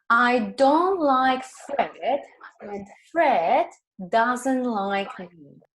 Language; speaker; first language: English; non-native, fluent; Spanish